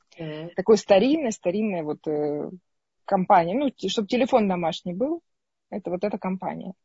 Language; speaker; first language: Russian; native; Russian